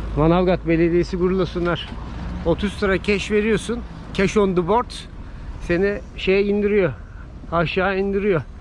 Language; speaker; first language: Turkish; native; Turkish